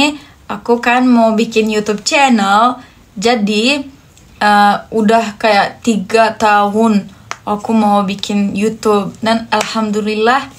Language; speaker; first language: Indonesian; non-native, fluent; Turkish